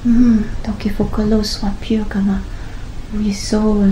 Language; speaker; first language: French; non-native, fluent; English